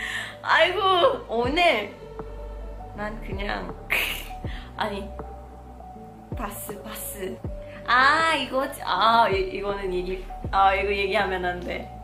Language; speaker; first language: Korean; non-native, fluent; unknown